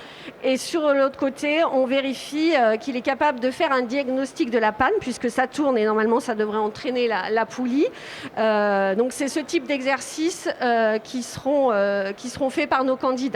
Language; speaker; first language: French; native; French